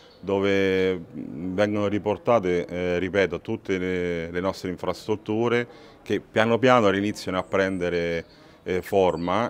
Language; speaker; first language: Italian; native; Italian